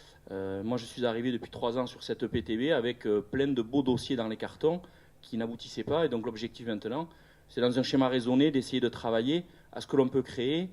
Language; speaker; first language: French; native; French